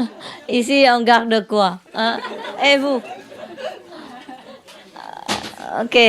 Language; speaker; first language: French; non-native, learner; Vietnamese